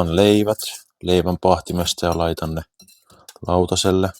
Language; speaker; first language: Finnish; native; Finnish